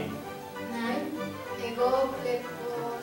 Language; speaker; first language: Greek; non-native, learner; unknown